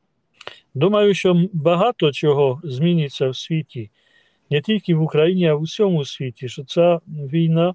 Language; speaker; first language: Ukrainian; non-native, fluent; Polish